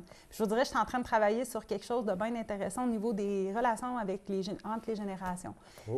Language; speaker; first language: French; native; French